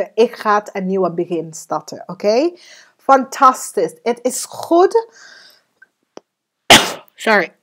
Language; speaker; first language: Dutch; non-native, fluent; English